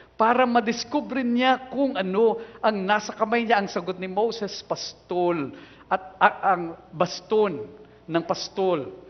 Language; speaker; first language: Filipino; non-native, local second language; Cebuano